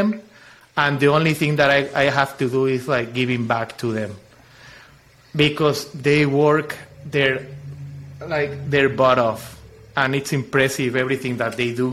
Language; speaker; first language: English; non-native, fluent; Spanish